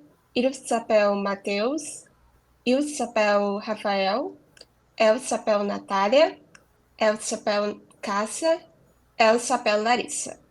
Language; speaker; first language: French; non-native, learner; Portuguese